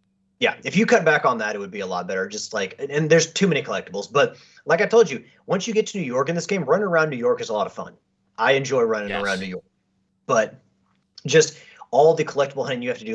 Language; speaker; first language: English; native; English